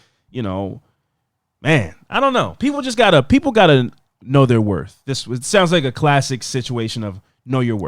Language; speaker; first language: English; native; English